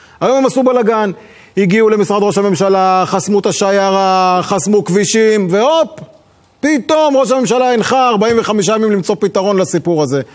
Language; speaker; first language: Hebrew; native; Hebrew